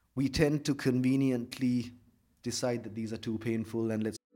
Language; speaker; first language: English; non-native, local second language; Sinhala